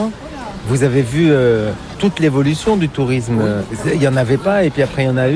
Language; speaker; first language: French; native; French